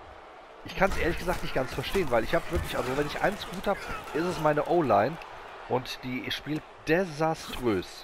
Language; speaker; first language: German; native; German